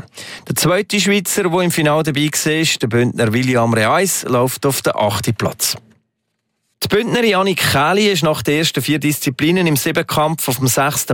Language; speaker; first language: German; native; German